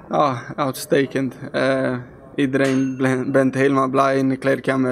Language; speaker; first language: Dutch; non-native, learner; Swedish